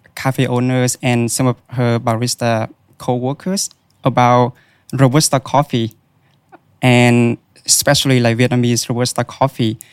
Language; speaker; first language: English; non-native, fluent; Vietnamese